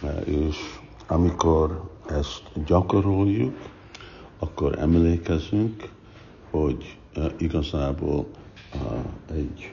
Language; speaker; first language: Hungarian; early bilingual, heritage; Hungarian